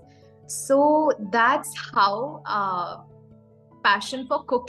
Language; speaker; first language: English; non-native, local second language; Hindi